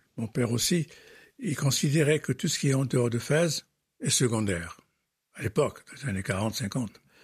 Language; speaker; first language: French; non-native, local second language; Arabic